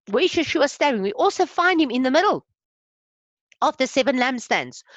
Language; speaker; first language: English; non-native, local second language; Afrikaans